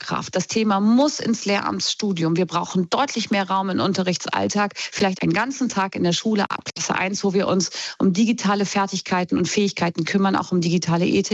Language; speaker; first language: German; native; German